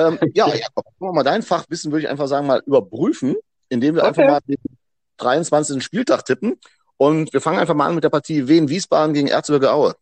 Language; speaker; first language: German; native; German